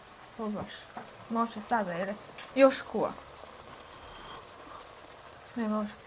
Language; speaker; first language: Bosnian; non-native, learner; Chinese